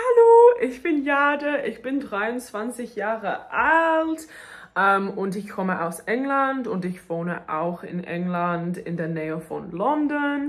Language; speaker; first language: German; non-native, learner; English